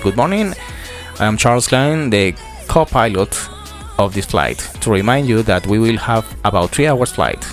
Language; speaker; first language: English; non-native, learner; Spanish